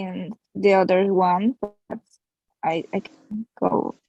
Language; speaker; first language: English; non-native, learner; Spanish